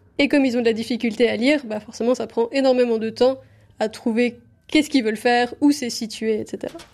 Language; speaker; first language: French; native; French